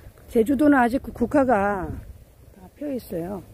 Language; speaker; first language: Korean; native; Korean